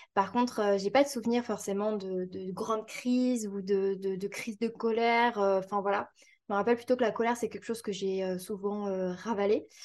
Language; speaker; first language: French; native; French